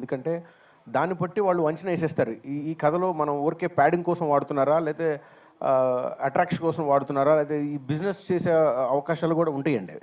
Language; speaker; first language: Telugu; native; Telugu